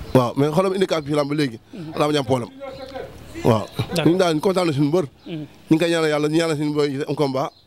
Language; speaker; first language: Wolof; native; Wolof